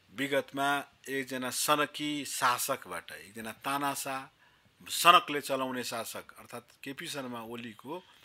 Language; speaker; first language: Nepali; non-native, local second language; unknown